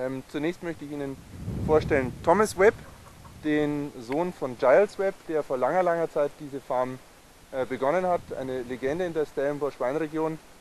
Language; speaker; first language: German; native; German